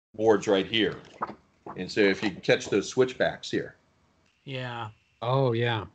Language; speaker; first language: English; native; English